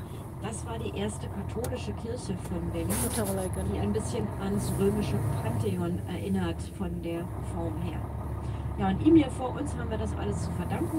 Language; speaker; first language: German; native; German